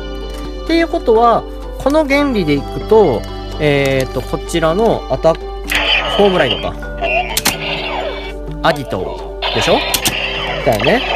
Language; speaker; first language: Japanese; native; Japanese